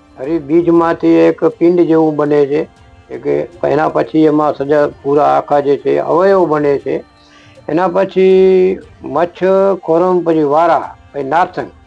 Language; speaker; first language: Gujarati; non-native, local second language; Kachhi